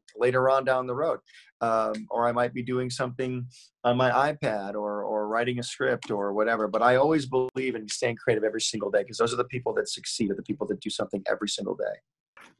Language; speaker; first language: English; native; English